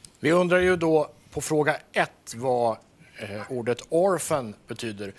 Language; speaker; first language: Swedish; native; Swedish